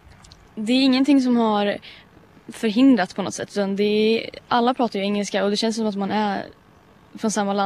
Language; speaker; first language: Swedish; native; Swedish